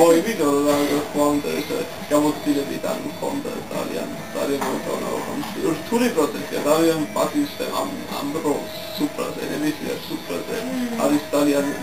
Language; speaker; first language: Georgian; non-native, learner; English